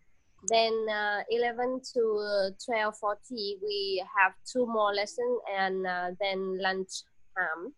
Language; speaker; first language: English; non-native, learner; Vietnamese